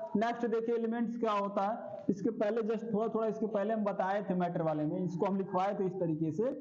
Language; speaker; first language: Hindi; native; Hindi